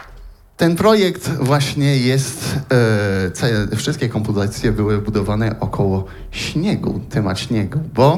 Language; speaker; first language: Polish; non-native, learner; French